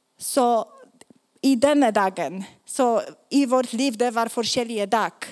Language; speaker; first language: Swedish; non-native, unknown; Polish